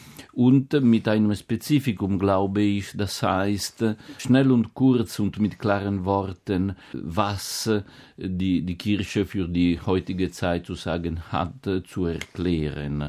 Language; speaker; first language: German; non-native, fluent; Italian